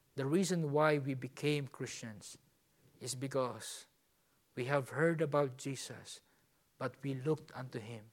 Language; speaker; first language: English; non-native, local second language; Filipino